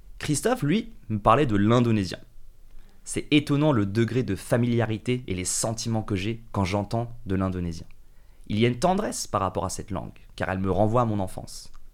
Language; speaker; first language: French; early bilingual, other home language; English